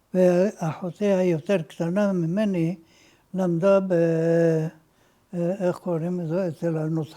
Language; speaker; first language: Hebrew; non-native, fluent; Ladino